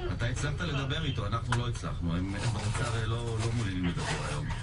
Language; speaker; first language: Hebrew; native; Hebrew